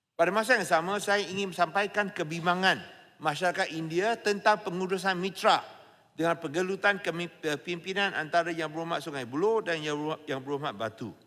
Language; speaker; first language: Malay; non-native, local second language; Chinese